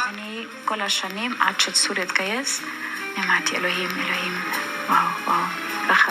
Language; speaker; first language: Hebrew; non-native, fluent; German